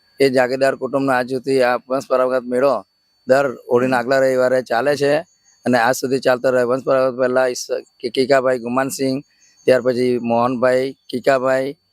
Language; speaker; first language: Gujarati; native; Gujarati